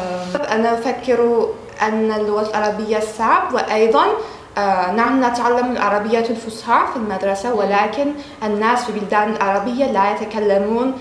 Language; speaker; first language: Arabic; non-native, learner; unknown